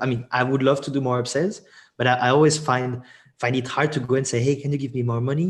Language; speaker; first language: English; non-native, fluent; French